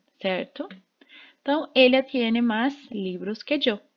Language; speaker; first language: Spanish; non-native, fluent; Portuguese